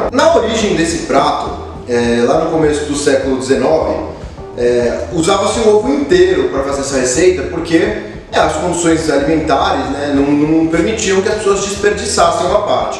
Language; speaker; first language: Portuguese; native; Portuguese